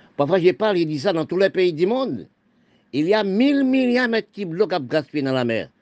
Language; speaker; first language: French; non-native, local second language; Haitian Creole